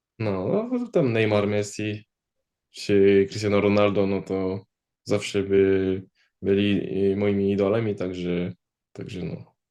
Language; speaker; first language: Polish; early bilingual, heritage; Polish